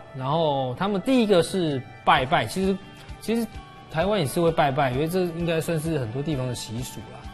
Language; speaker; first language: Chinese; native; Chinese